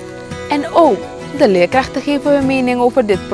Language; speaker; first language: Dutch; native; Dutch